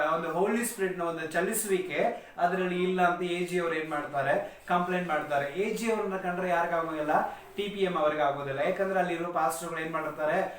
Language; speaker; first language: Kannada; non-native, local second language; Tamil